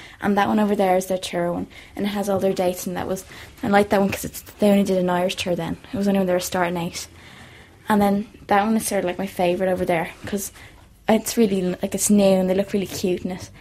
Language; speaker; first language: English; native; English